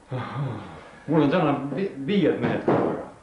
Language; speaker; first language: Finnish; non-native, learner; Estonian